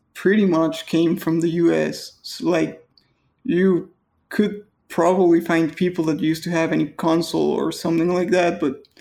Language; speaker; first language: English; non-native, fluent; Spanish